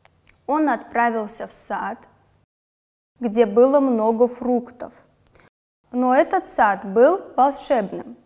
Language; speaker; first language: Russian; non-native, local second language; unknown